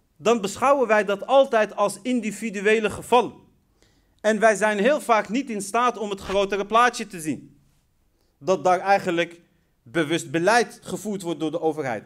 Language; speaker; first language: Dutch; early bilingual, other home language; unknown